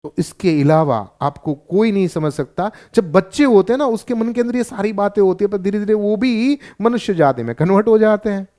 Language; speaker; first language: Hindi; non-native, local second language; Gujarati